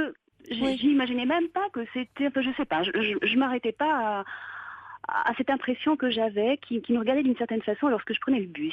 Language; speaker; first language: French; native; French